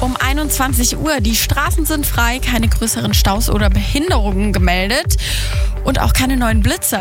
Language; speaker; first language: German; native; German